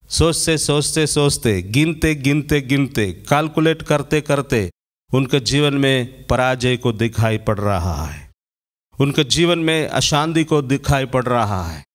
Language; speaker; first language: Hindi; non-native, local second language; Malayalam